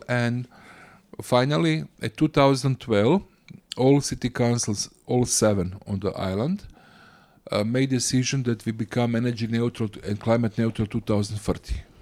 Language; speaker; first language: English; non-native, fluent; Croatian